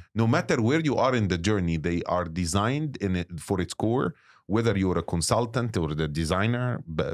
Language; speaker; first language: English; non-native, fluent; Arabic